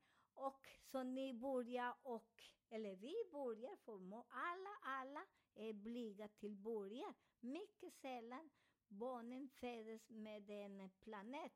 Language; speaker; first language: Swedish; non-native, fluent; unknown